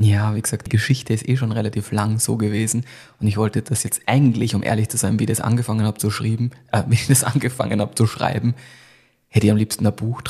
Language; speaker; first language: German; native; German